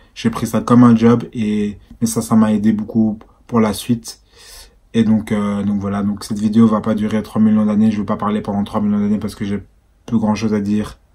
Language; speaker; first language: French; native; French